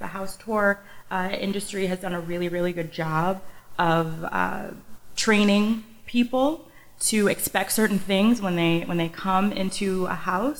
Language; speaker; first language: English; native; English